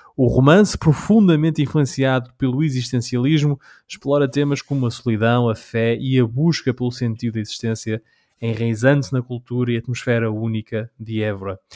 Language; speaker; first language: Portuguese; early bilingual, heritage; English